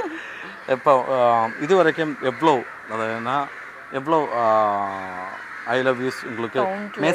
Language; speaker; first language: Tamil; non-native, learner; Malayalam